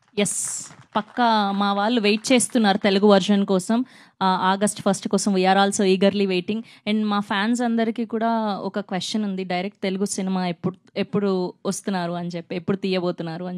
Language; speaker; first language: Telugu; native; Telugu